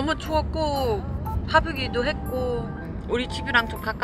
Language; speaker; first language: Korean; non-native, learner; German